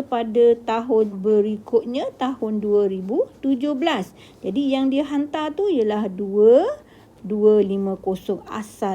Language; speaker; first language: Malay; native; Malay